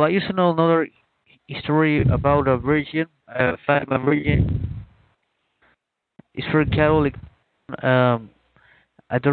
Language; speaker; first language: English; non-native, fluent; Spanish